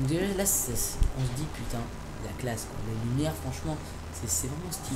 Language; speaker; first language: French; native; French